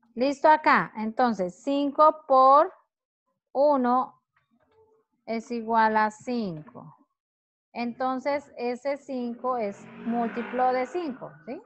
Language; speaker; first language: Spanish; native; Spanish